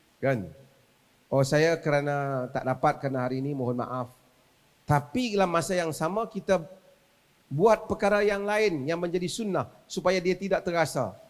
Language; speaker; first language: Malay; native; Malay